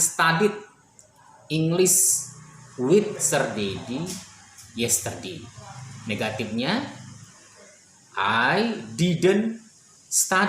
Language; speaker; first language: English; non-native, fluent; Indonesian